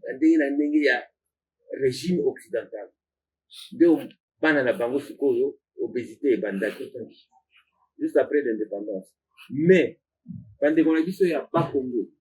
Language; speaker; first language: Lingala; native; Lingala